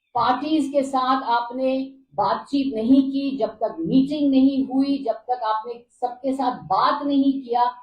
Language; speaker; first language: Hindi; non-native, local second language; Bangla